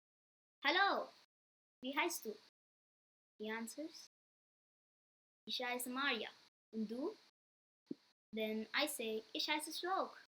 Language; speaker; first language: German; non-native, learner; English